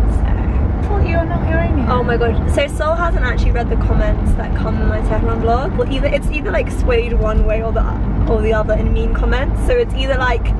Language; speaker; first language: English; native; English